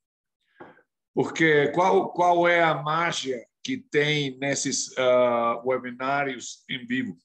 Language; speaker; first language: Portuguese; non-native, fluent; Spanish